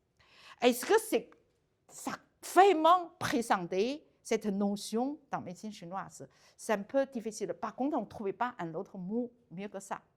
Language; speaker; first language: French; non-native, learner; Chinese